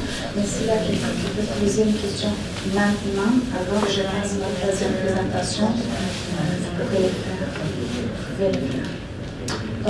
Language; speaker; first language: French; non-native, fluent; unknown